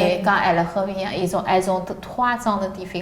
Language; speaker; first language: French; non-native, learner; Chinese